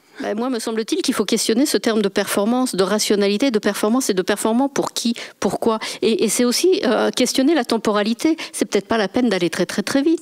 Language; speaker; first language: French; native; French